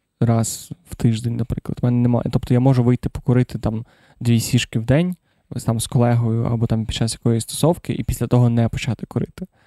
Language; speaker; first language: Ukrainian; non-native, local second language; Russian